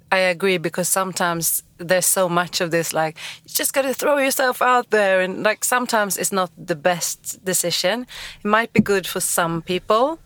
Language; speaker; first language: English; non-native, fluent; Swedish